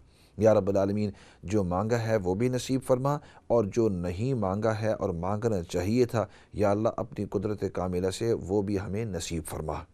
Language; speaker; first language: Urdu; native; Urdu